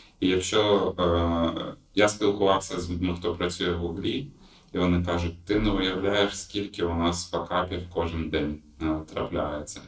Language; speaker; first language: Ukrainian; non-native, local second language; Russian